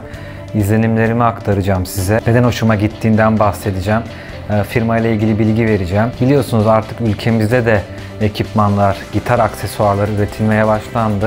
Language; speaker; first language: Turkish; native; Turkish